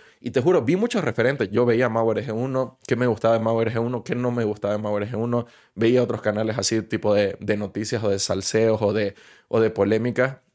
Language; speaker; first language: Spanish; native; Spanish